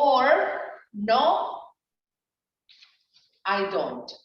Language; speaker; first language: English; non-native, learner; Spanish